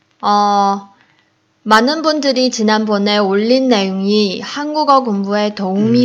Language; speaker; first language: Korean; non-native, fluent; Chinese